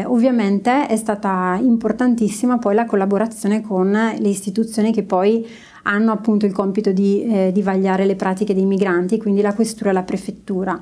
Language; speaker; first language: Italian; native; Italian